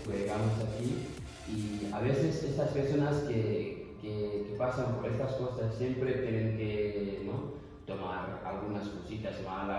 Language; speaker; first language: Spanish; non-native, learner; Fula